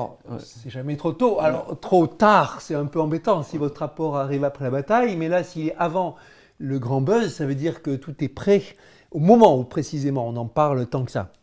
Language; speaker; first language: French; native; French